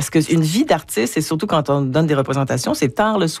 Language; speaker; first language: French; native; French